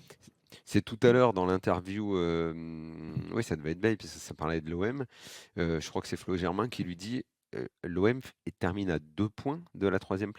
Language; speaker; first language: French; native; French